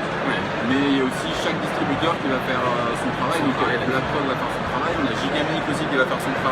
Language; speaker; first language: French; native; French